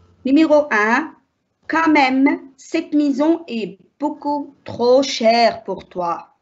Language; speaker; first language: French; non-native, learner; Arabic